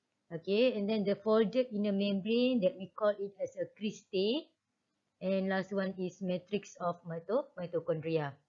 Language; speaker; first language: English; non-native, local second language; Malay